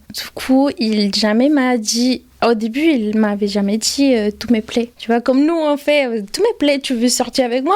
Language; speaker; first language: French; non-native, fluent; Spanish